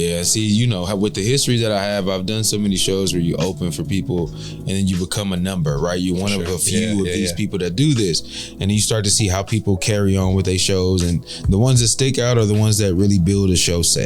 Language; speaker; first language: English; native; English